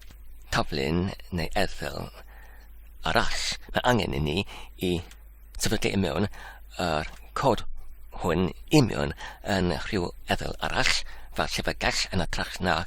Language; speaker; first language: Welsh; non-native, learner; Polish